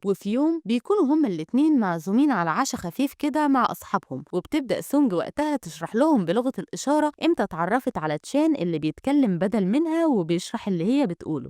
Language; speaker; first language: Arabic; native; Arabic